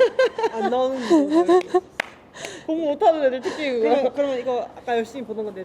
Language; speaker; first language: Korean; native; Korean